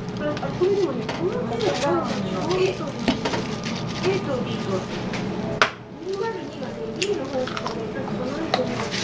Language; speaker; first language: Japanese; native; Japanese